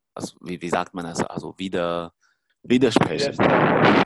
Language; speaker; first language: German; non-native, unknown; Chinese